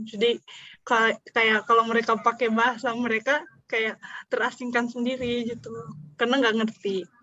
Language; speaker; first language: Indonesian; non-native, local second language; Nias